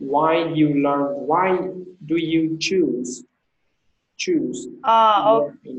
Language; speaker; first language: English; non-native, fluent; Vietnamese